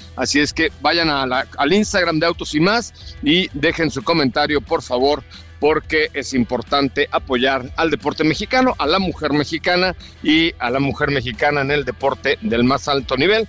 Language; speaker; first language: Spanish; native; Spanish